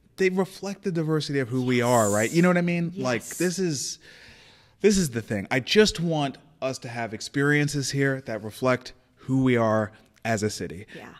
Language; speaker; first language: English; native; English